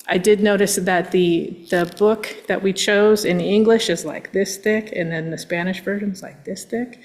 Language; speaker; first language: English; native; English